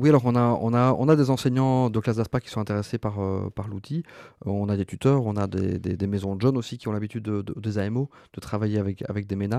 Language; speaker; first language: French; native; French